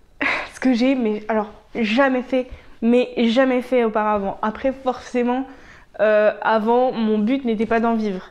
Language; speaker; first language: French; native; French